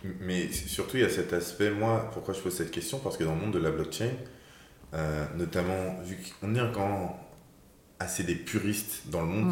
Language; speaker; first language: French; native; French